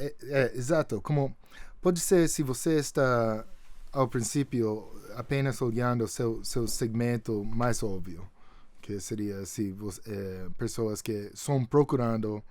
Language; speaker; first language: Portuguese; non-native, fluent; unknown